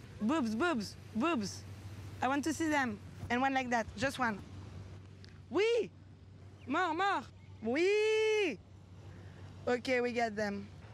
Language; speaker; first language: English; non-native, fluent; French